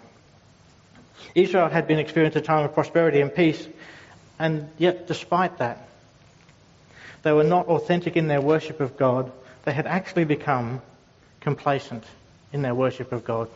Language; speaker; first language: English; native; English